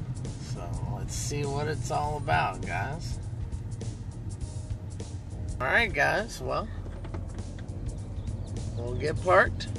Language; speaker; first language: English; native; English